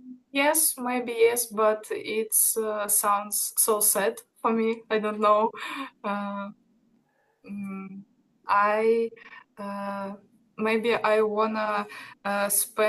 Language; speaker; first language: English; non-native, learner; Russian